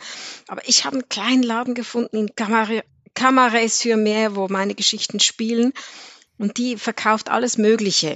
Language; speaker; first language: German; native; German